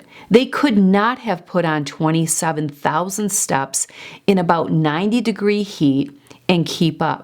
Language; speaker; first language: English; native; English